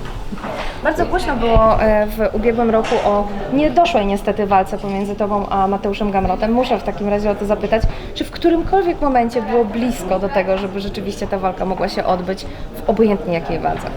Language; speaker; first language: Polish; native; Polish